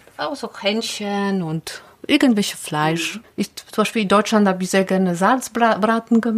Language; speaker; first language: German; non-native, learner; Polish